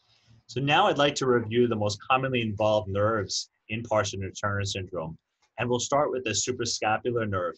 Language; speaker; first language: English; native; English